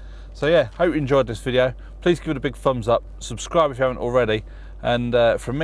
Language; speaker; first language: English; native; English